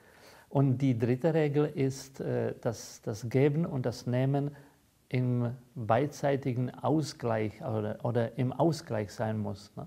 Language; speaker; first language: German; non-native, fluent; Czech